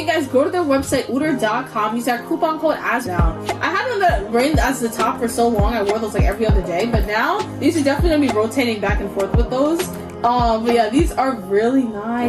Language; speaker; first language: English; native; English